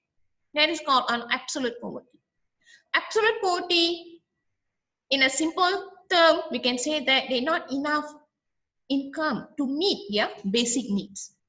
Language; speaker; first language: English; non-native, local second language; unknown